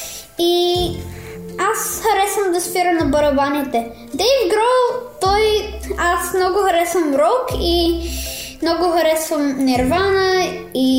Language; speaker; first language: Bulgarian; early bilingual, heritage; Bulgarian